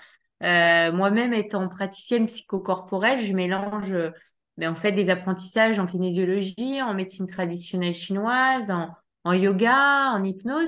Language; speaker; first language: French; native; French